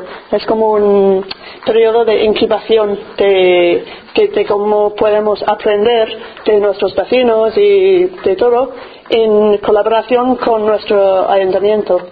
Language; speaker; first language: Spanish; non-native, fluent; English